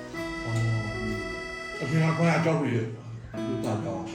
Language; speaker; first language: Chinese; native; Chinese